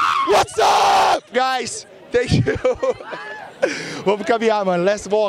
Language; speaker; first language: English; non-native, fluent; Portuguese